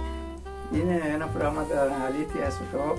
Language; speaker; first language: Greek; non-native, learner; Persian